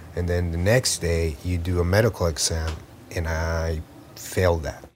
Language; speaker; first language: English; early bilingual, other home language; Spanish